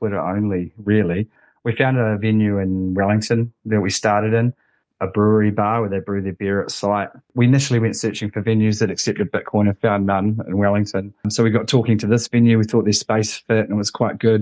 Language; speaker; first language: English; native; English